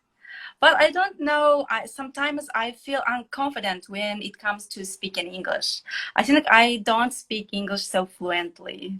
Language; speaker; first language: English; non-native, fluent; Kazakh